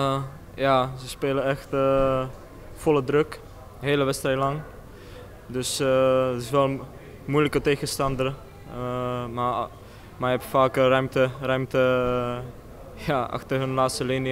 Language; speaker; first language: Dutch; non-native, fluent; Czech